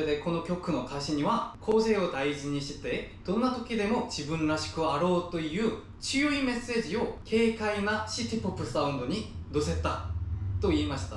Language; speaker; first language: Japanese; non-native, fluent; Korean